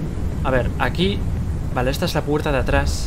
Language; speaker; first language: Spanish; native; Spanish